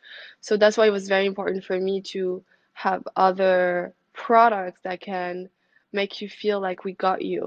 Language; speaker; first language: English; non-native, fluent; French